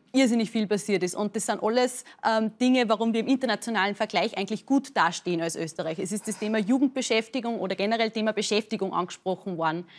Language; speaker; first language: German; native; German